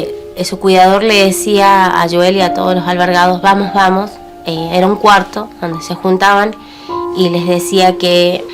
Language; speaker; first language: Spanish; native; Spanish